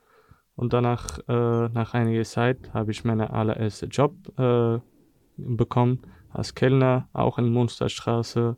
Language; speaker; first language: German; non-native, fluent; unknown